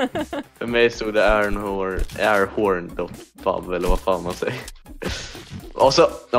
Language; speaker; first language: Swedish; native; Swedish